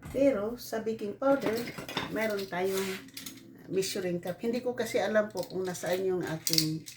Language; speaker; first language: Filipino; non-native, local second language; Cebuano